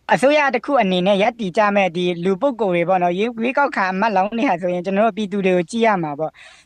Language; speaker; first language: Burmese; non-native, local second language; Kachin